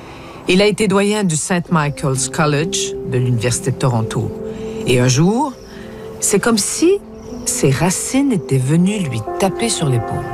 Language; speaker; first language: French; native; French